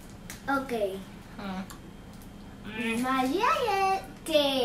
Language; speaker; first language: Spanish; early bilingual, other home language; Haitian Creole